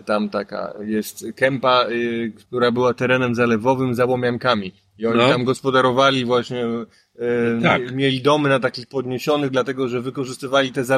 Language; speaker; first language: Polish; native; Polish